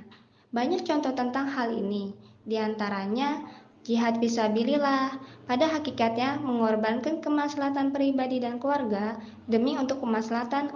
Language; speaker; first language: Indonesian; native; Indonesian